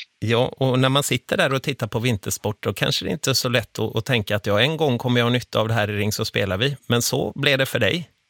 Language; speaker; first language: Swedish; native; Swedish